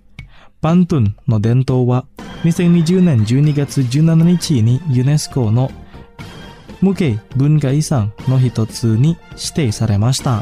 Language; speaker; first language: Japanese; non-native, fluent; Indonesian